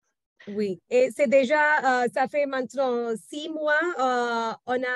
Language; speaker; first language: French; non-native, fluent; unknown